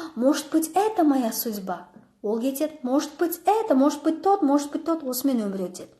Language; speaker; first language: Russian; non-native, local second language; Kazakh